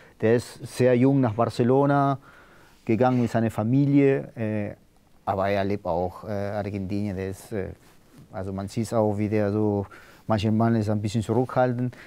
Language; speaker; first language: German; non-native, learner; Spanish